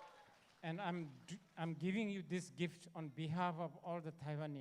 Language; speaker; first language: English; non-native, learner; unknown